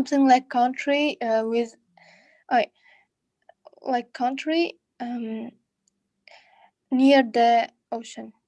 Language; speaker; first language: English; non-native, learner; Russian